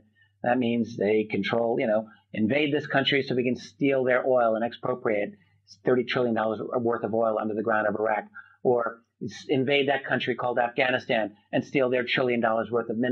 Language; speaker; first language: English; native; English